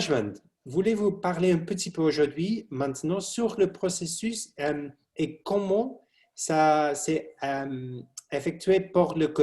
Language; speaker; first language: French; non-native, learner; English